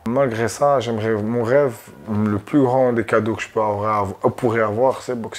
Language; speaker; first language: French; early bilingual, other home language; Arabic